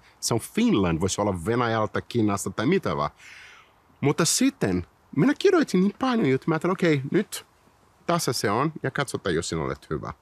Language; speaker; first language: Finnish; non-native, fluent; Portuguese